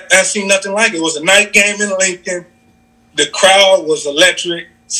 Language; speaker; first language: English; native; English